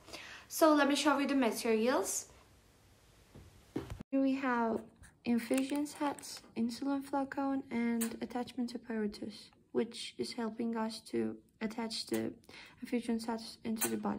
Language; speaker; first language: English; non-native, fluent; Turkish